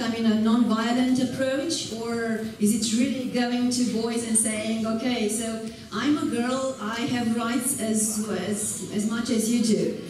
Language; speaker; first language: English; non-native, fluent; Romanian